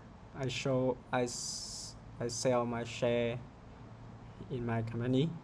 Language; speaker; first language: English; non-native, learner; Vietnamese